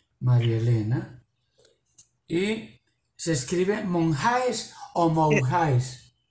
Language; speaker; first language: Spanish; native; Spanish